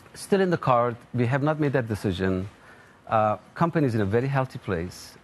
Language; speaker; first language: English; non-native, fluent; Turkish